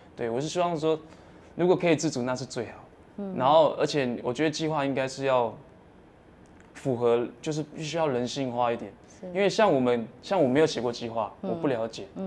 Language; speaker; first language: Chinese; native; Chinese